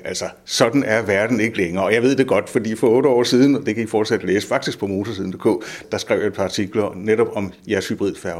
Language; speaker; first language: Danish; native; Danish